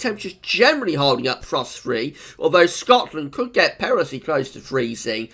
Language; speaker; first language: English; native; English